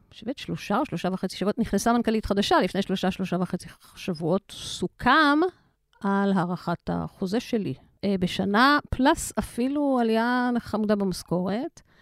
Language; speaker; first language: Hebrew; native; Hebrew